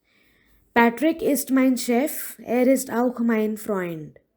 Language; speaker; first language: German; non-native, fluent; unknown